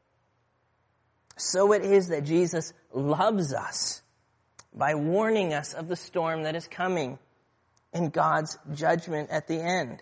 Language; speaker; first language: English; native; English